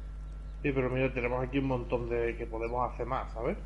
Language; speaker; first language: Spanish; native; Spanish